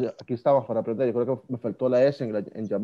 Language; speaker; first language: Spanish; native; Spanish